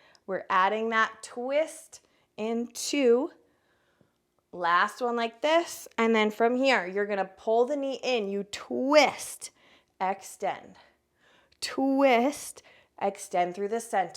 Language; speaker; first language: English; native; English